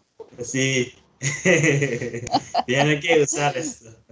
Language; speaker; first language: Spanish; non-native, learner; Arabic